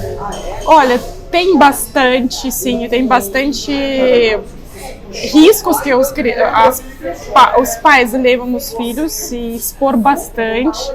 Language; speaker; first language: Portuguese; non-native, fluent; Russian